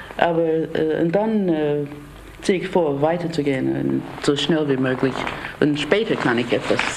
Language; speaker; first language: German; non-native, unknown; English